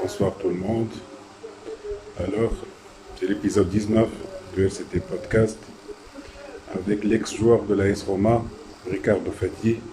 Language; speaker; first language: French; non-native, local second language; Arabic